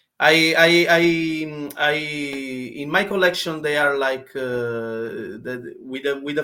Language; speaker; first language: English; non-native, learner; Italian